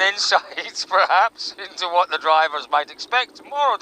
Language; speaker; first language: English; native; English